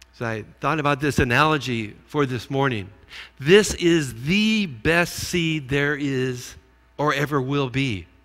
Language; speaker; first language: English; native; English